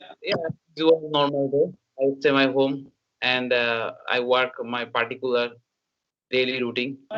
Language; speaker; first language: English; non-native, learner; Bangla